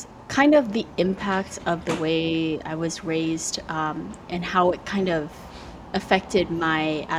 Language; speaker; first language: English; early bilingual, other home language; Vietnamese